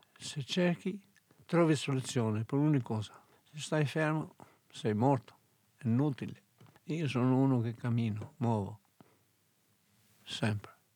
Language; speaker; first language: Italian; non-native, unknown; Albanian